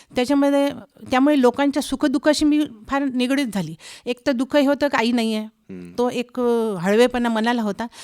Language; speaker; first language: Marathi; non-native, local second language; Hindi